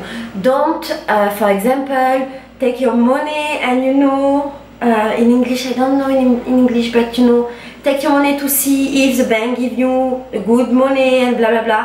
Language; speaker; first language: English; non-native, learner; French